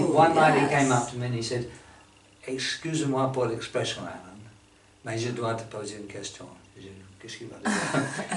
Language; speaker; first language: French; non-native, fluent; English